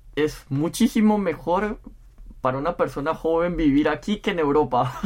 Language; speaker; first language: Spanish; native; Spanish